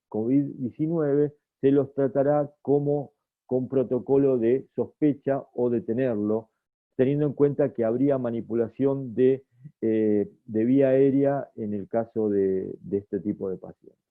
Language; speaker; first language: Spanish; native; Spanish